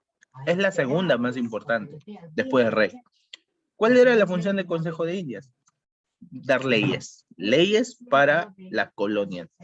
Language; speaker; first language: Spanish; native; Spanish